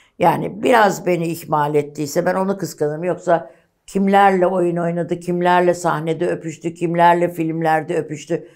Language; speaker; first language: Turkish; native; Turkish